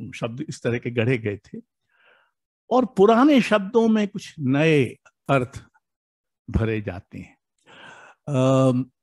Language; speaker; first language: Hindi; native; Hindi